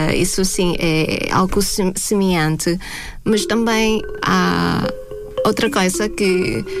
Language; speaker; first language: Portuguese; non-native, fluent; Thai